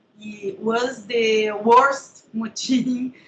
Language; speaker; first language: English; non-native, learner; Portuguese